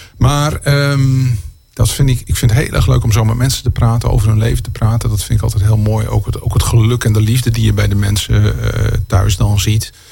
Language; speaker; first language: Dutch; native; Dutch